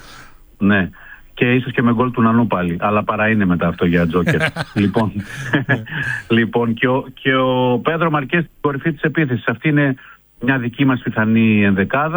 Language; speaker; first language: Greek; native; Greek